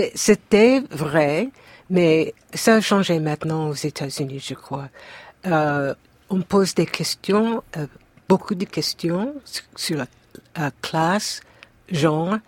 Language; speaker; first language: French; non-native, fluent; English